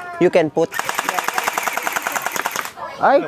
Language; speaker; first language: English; non-native, local second language; Filipino